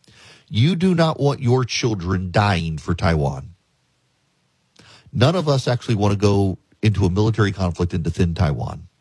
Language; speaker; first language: English; native; English